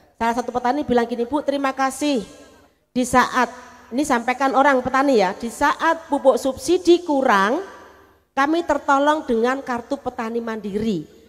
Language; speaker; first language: Indonesian; non-native, local second language; Javanese